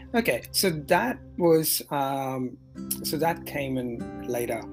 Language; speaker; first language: English; non-native, local second language; Tamil